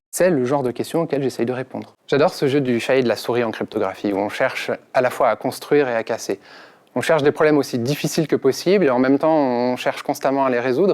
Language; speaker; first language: French; native; French